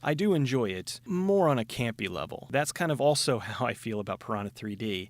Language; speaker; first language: English; native; English